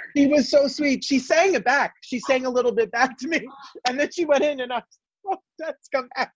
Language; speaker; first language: English; native; English